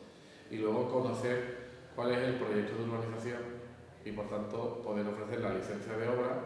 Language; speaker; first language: Spanish; native; Spanish